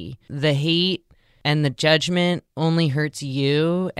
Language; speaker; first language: English; native; English